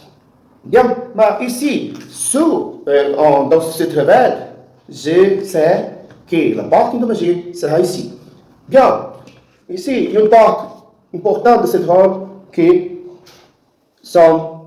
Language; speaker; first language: French; non-native, learner; Portuguese